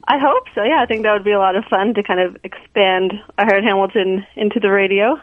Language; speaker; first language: English; native; English